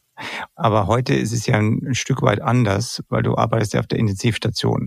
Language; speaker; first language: German; native; German